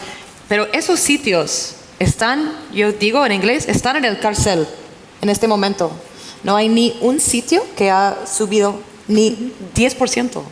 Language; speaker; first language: Spanish; non-native, fluent; English